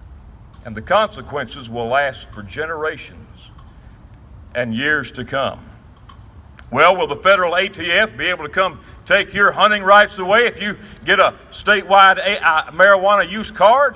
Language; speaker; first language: English; native; English